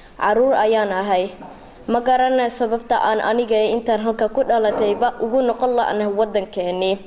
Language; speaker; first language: Somali; early bilingual, heritage; Somali